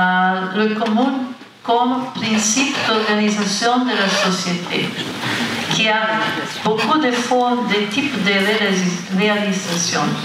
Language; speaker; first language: French; non-native, fluent; Italian